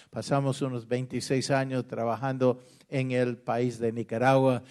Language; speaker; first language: Spanish; non-native, fluent; English